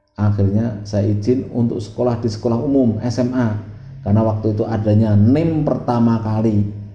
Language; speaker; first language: Indonesian; non-native, local second language; Javanese